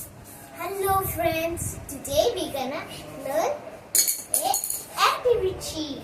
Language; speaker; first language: English; non-native, local second language; Telugu